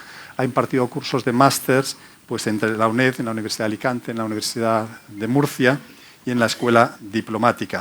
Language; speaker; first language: Spanish; native; Spanish